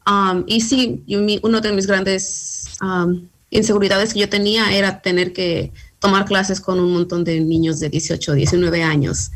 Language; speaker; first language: Spanish; early bilingual, heritage; Spanish